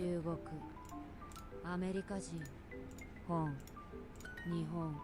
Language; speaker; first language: Japanese; non-native, learner; English